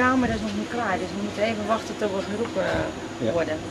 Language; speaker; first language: Dutch; native; Dutch